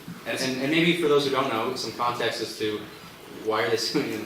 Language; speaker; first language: English; native; English